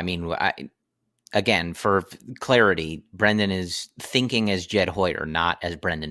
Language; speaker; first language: English; native; English